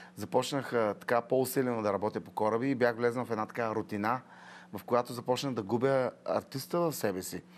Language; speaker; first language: Bulgarian; native; Bulgarian